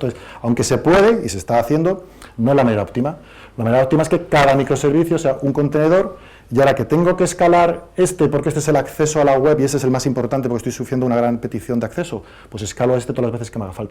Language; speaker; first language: Spanish; native; Spanish